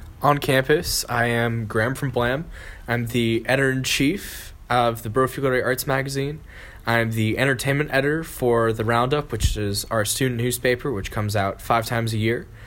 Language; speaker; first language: English; native; English